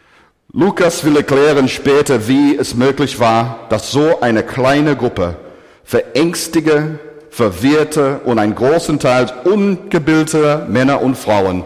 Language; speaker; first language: German; non-native, fluent; English